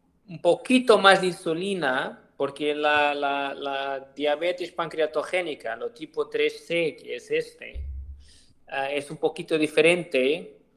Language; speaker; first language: Spanish; non-native, learner; Portuguese